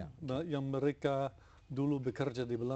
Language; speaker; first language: Indonesian; non-native, fluent; Dutch